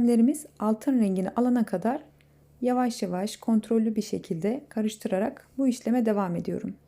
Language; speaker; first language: Turkish; native; Turkish